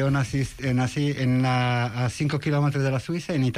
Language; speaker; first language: Spanish; non-native, fluent; Italian